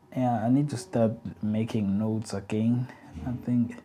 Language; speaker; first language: English; non-native, local second language; Zulu